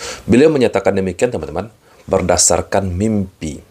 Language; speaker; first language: Indonesian; native; Indonesian